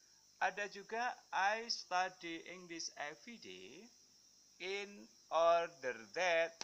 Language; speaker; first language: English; non-native, fluent; Indonesian